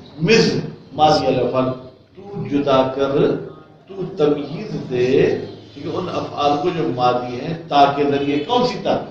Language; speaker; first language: Urdu; non-native, local second language; Sindhi